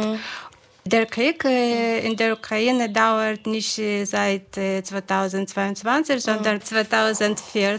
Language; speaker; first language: German; non-native, fluent; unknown